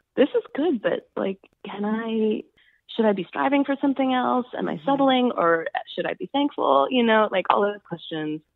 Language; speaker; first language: English; native; English